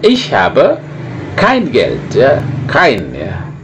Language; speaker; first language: German; non-native, fluent; Indonesian